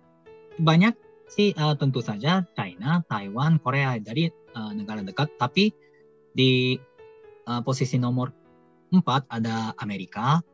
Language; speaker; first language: Indonesian; non-native, fluent; Japanese